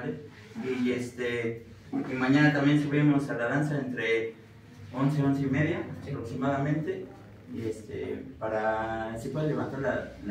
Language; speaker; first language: Spanish; native; Spanish